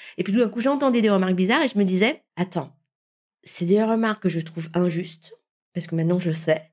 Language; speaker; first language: French; early bilingual, other home language; Vietnamese